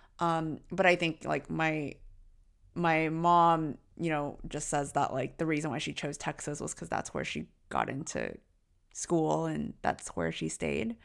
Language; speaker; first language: English; early bilingual, other home language; Chinese